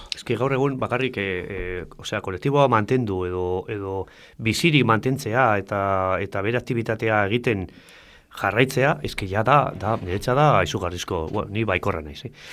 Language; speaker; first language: Basque; non-native, local second language; Spanish